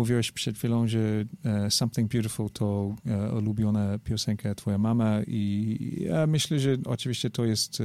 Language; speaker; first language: Polish; non-native, learner; English